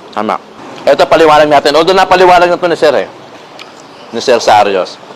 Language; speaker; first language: Filipino; native; Filipino